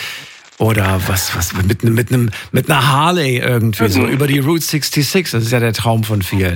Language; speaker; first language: German; native; German